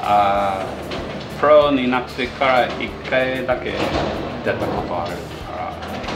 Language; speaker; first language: Japanese; non-native, fluent; English